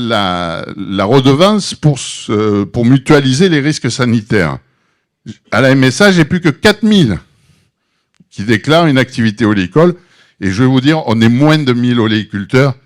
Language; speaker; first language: French; native; French